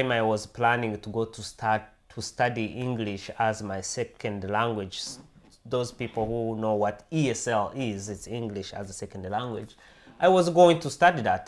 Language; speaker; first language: English; non-native, local second language; Kinyarwanda